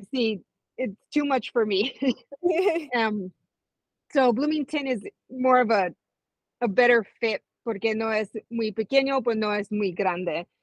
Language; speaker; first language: Spanish; early bilingual, heritage; Spanish